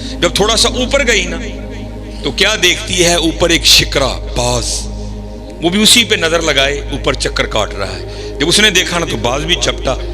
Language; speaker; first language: Urdu; non-native, local second language; Punjabi